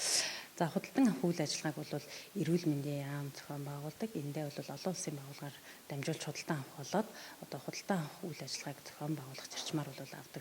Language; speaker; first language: Mongolian; native; Mongolian